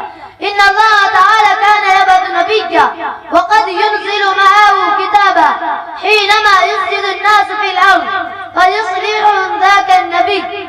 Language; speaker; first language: Arabic; non-native, learner; Urdu